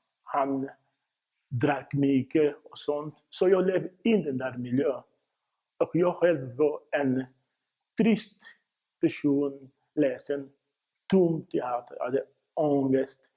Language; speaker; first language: Swedish; non-native, fluent; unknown